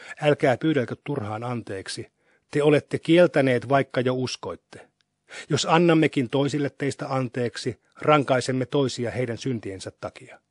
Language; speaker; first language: Finnish; native; Finnish